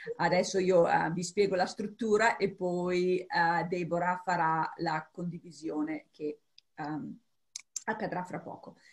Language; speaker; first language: Italian; early bilingual, heritage; English